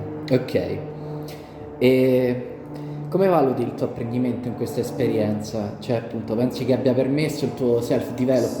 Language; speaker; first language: Italian; native; Italian